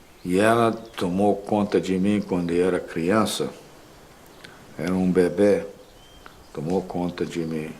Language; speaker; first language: Portuguese; non-native, local second language; English